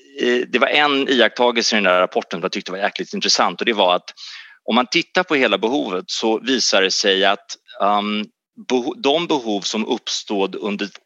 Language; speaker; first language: Swedish; native; Swedish